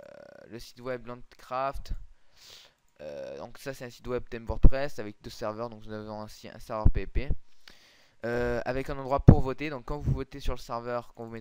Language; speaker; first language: French; native; French